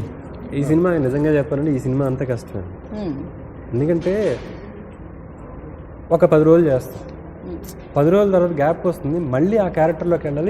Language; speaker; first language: Telugu; native; Telugu